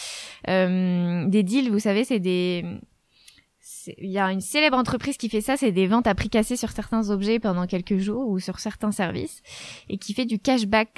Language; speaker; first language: French; native; French